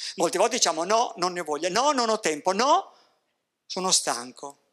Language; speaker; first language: Italian; native; Italian